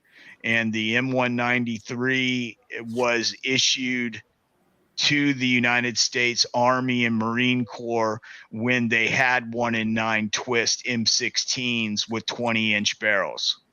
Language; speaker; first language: English; native; English